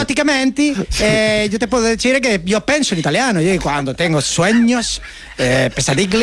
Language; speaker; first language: Spanish; native; Spanish